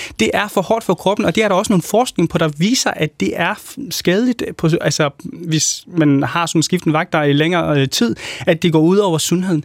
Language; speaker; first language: Danish; non-native, fluent; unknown